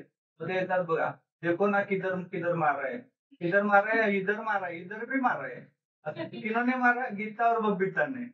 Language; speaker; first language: Hindi; non-native, local second language; Marathi